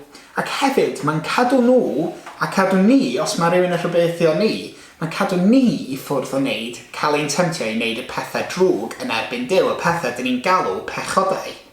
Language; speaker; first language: Welsh; non-native, local second language; English